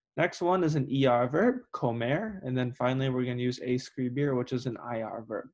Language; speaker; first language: English; native; English